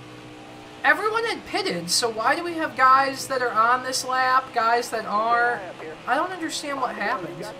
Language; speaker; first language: English; native; English